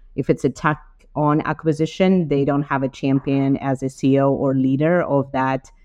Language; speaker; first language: English; non-native, fluent; Ukrainian